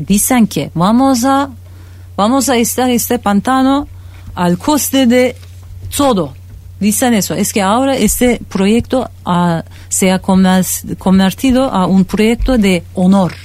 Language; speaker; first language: Spanish; non-native, fluent; Turkish